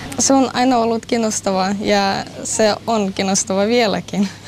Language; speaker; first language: Finnish; non-native, learner; Russian